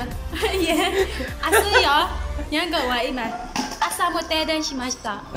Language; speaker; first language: Japanese; non-native, learner; Burmese